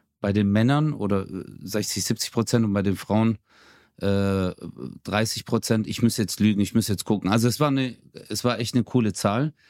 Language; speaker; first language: German; early bilingual, other home language; Turkish